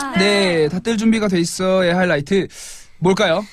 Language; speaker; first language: Korean; native; Korean